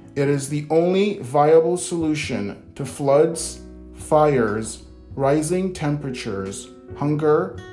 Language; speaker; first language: English; early bilingual, other home language; Portuguese